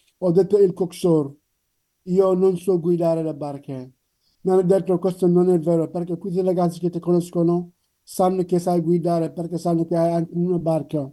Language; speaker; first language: Italian; non-native, learner; Wolof